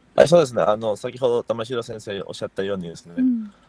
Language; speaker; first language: Japanese; non-native, fluent; Spanish